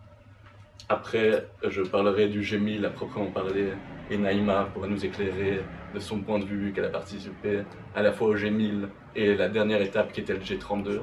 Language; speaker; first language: French; native; French